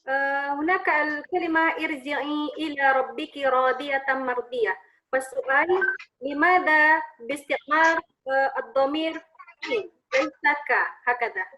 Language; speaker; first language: Arabic; non-native, fluent; Indonesian